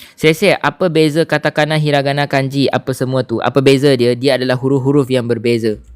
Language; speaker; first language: Malay; native; Malay